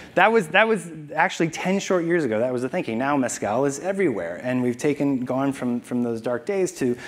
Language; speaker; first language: English; native; English